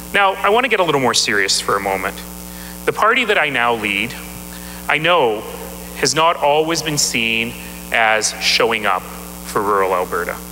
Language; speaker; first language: English; native; English